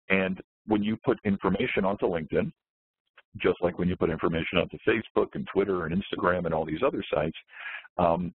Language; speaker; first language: English; native; English